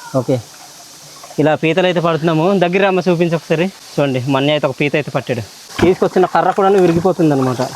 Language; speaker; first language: Telugu; non-native, local second language; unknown